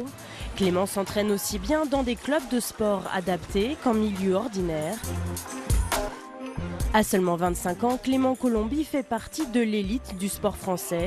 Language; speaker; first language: French; native; French